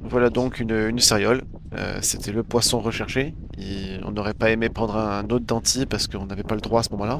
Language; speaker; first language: French; native; French